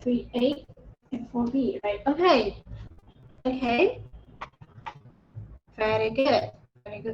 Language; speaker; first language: English; non-native, fluent; Vietnamese